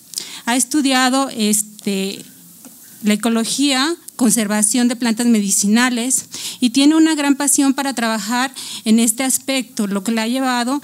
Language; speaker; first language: Spanish; native; Spanish